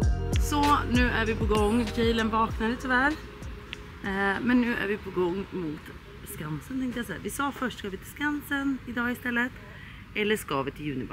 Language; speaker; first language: Swedish; native; Swedish